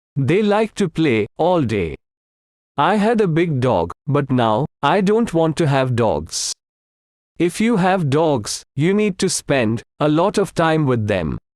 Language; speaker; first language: English; non-native, local second language; Hindi